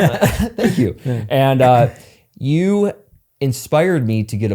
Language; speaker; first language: English; native; English